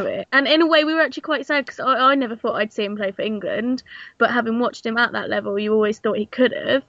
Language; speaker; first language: English; native; English